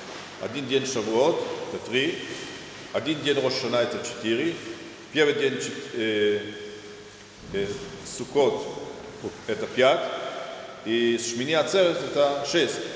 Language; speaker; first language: Russian; non-native, fluent; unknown